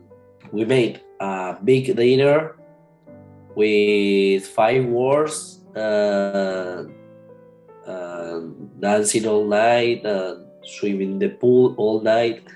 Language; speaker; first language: English; non-native, learner; Spanish